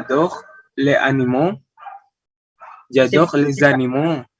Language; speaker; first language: French; non-native, learner; Indonesian